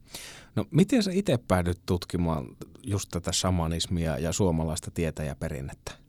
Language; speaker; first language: Finnish; native; Finnish